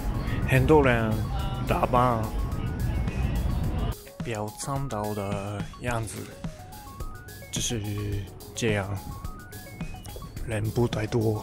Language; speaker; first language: Chinese; non-native, learner; Japanese